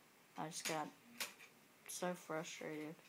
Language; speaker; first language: English; native; English